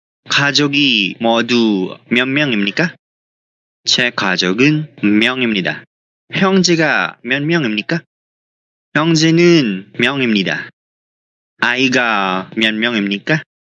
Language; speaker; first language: Korean; non-native, fluent; Filipino